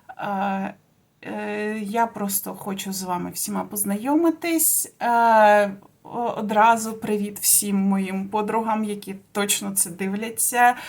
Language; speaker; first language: Ukrainian; non-native, local second language; Russian